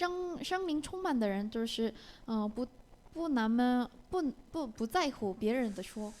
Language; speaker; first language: Chinese; non-native, learner; Korean